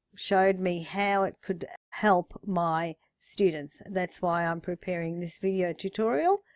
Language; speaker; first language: English; native; English